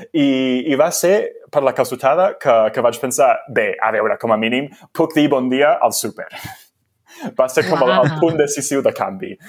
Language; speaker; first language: Catalan; non-native, fluent; English